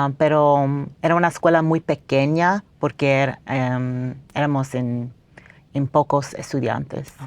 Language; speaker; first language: Spanish; non-native, fluent; English